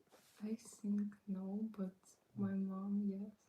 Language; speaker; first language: English; non-native, learner; Ukrainian